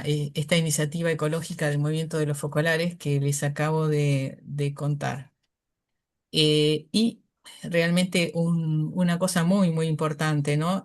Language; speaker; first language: Spanish; native; Spanish